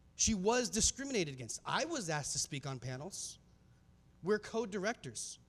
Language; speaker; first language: English; native; English